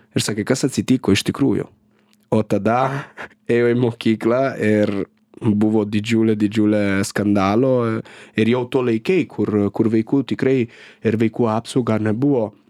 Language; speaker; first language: Lithuanian; non-native, fluent; Italian